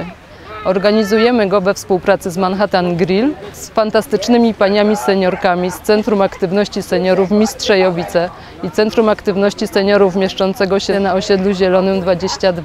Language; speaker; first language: Polish; native; Polish